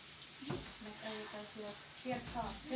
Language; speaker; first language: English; non-native, learner; Indonesian